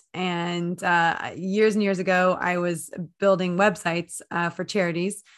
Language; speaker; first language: English; native; English